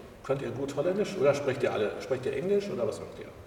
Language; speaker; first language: German; native; German